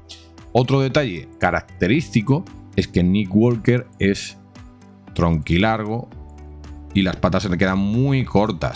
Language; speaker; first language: Spanish; native; Spanish